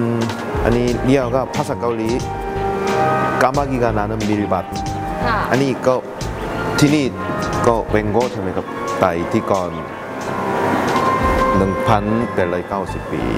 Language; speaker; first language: Thai; non-native, learner; Korean